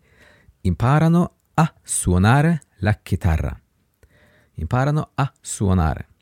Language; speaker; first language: Italian; non-native, fluent; English